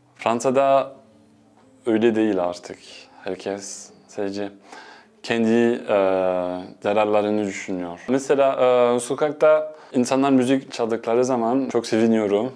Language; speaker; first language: Turkish; non-native, fluent; French